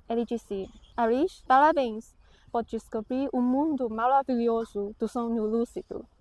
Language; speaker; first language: Portuguese; non-native, fluent; Chinese